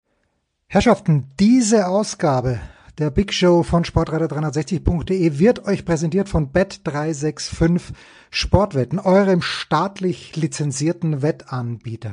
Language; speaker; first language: German; native; German